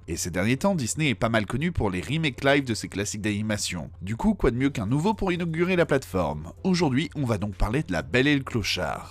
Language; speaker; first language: French; native; French